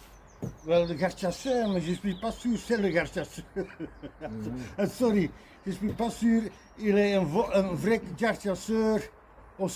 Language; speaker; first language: French; non-native, learner; Dutch